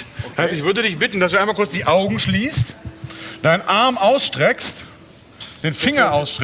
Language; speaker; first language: German; native; German